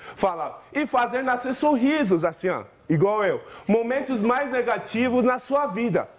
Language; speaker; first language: Portuguese; non-native, fluent; Persian